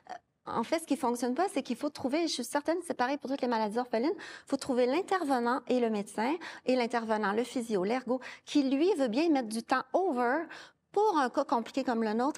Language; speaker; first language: French; native; French